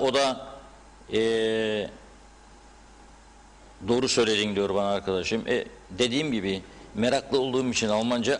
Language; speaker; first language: Turkish; native; Turkish